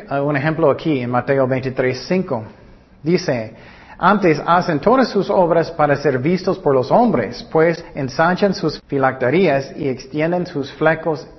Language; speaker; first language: Spanish; non-native, learner; English